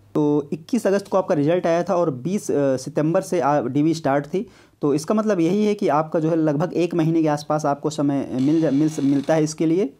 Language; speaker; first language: Hindi; native; Hindi